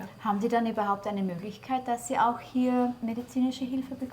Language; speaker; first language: German; native; German